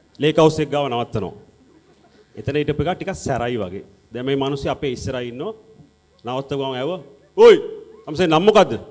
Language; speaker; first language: Sinhala; non-native, local second language; Tamil